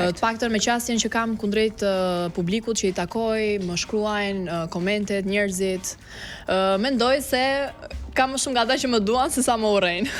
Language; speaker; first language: Albanian; native; Albanian